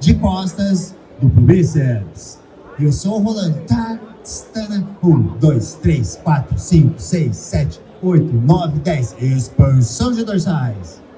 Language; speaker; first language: Portuguese; native; Portuguese